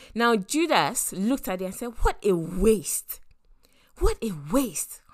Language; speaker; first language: English; non-native, local second language; Yoruba